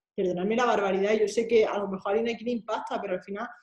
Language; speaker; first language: Spanish; native; Spanish